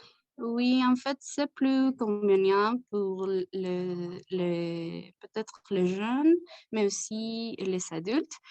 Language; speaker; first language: French; non-native, learner; Spanish